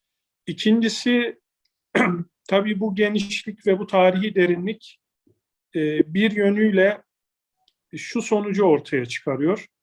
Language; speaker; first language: Turkish; native; Turkish